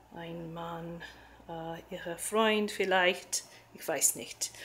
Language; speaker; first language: German; non-native, learner; English